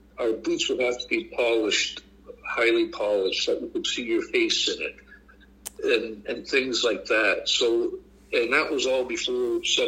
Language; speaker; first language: English; native; English